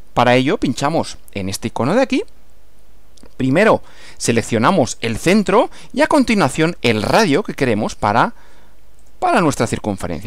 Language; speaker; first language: Spanish; native; Spanish